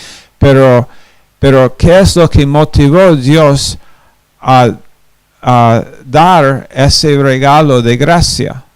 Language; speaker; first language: Spanish; non-native, fluent; English